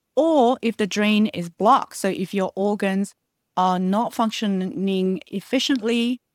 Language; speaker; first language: English; early bilingual, other home language; Chinese